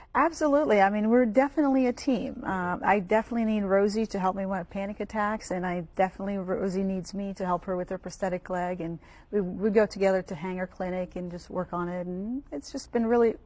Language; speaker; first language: English; early bilingual, other home language; Bosnian